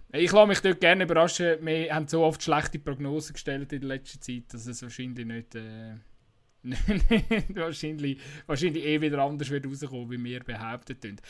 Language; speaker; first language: German; native; German